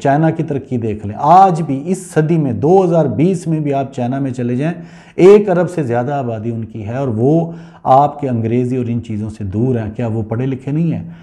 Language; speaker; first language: Urdu; non-native, local second language; Punjabi